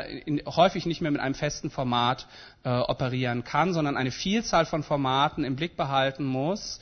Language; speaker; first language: German; native; German